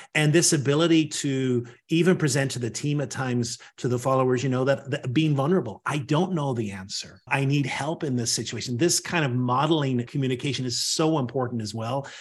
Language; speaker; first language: English; native; English